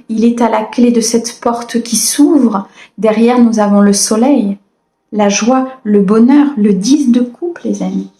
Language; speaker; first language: French; native; French